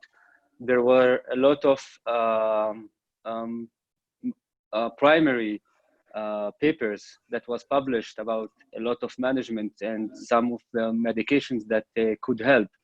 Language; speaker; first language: English; non-native, fluent; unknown